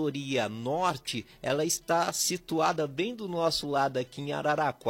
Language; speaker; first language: Portuguese; native; Portuguese